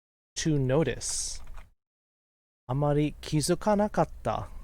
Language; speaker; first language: Japanese; non-native, fluent; English